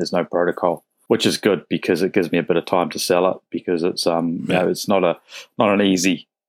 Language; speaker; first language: English; native; English